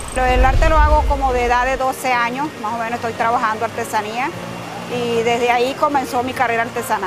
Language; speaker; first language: Spanish; native; Spanish